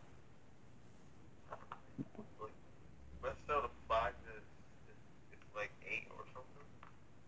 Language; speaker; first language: English; native; English